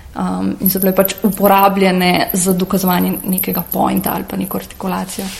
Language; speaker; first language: Slovenian; native; Slovenian